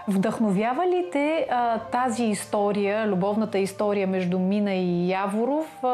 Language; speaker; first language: Bulgarian; native; Bulgarian